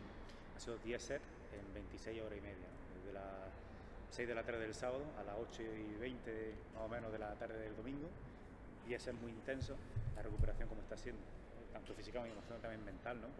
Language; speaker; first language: Spanish; native; Spanish